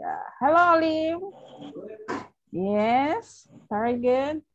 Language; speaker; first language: English; non-native, learner; Indonesian